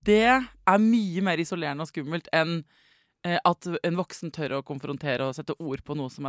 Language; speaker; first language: Norwegian; native; Norwegian